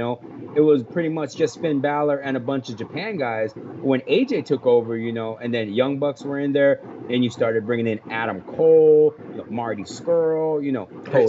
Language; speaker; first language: English; native; English